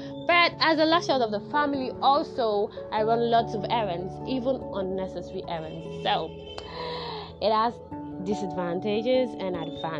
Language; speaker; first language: English; non-native, local second language; Yoruba